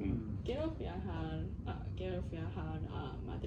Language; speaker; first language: Spanish; non-native, learner; Cantonese